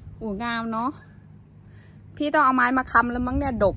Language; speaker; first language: Thai; native; Thai